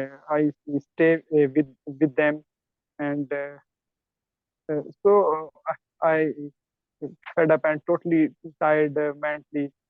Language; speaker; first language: English; non-native, learner; Urdu